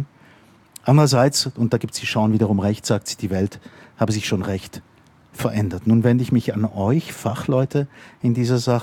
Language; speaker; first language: German; native; German